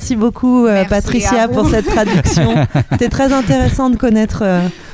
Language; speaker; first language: French; native; French